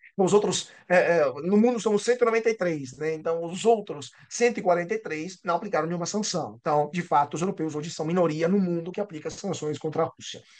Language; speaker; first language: Portuguese; non-native, fluent; Italian